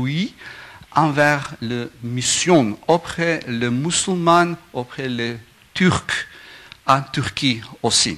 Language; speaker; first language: French; non-native, learner; Afrikaans